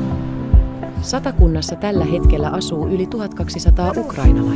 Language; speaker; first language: Finnish; native; Finnish